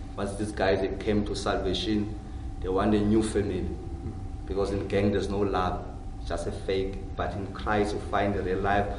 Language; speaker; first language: English; non-native, local second language; Xhosa